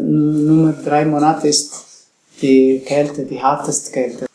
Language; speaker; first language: German; non-native, learner; Tigrinya